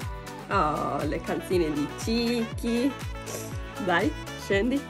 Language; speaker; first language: Italian; native; Italian